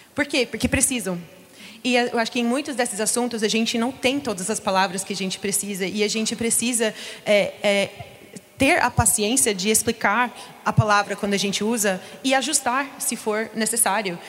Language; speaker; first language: Portuguese; non-native, fluent; English